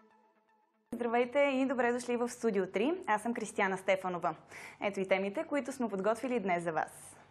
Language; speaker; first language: Bulgarian; native; Bulgarian